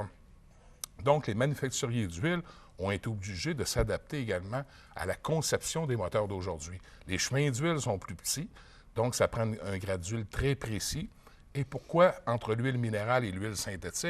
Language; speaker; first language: French; native; French